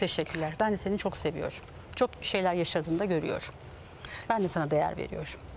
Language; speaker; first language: Turkish; native; Turkish